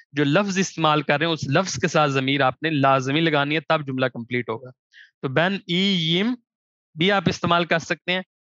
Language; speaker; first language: Urdu; non-native, local second language; Punjabi